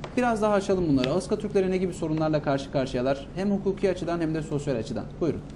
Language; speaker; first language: Turkish; native; Turkish